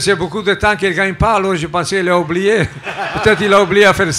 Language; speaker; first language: French; non-native, fluent; Italian